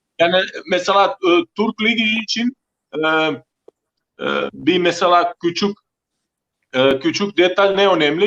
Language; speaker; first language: Turkish; non-native, learner; Croatian